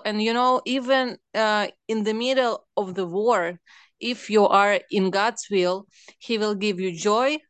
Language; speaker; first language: English; non-native, fluent; Ukrainian